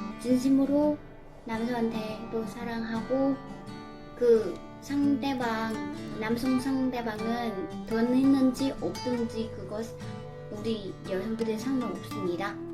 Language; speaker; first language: Korean; non-native, learner; Vietnamese